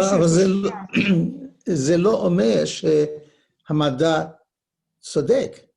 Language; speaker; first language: Hebrew; non-native, learner; English